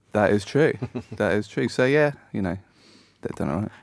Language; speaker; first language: English; native; English